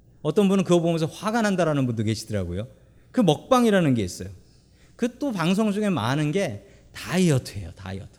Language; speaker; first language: Korean; native; Korean